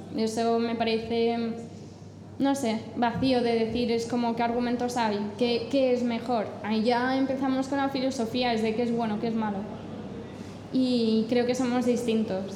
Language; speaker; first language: Spanish; non-native, fluent; English